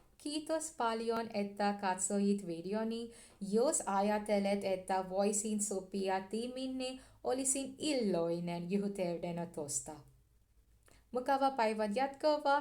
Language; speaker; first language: Finnish; non-native, learner; Tamil